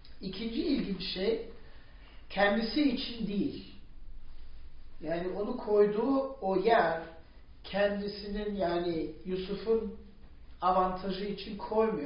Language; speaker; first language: Turkish; non-native, fluent; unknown